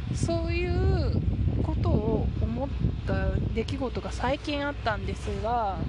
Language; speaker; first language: Japanese; native; Japanese